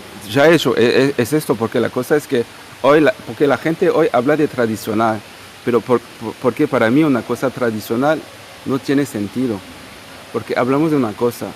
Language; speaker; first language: Spanish; non-native, fluent; Portuguese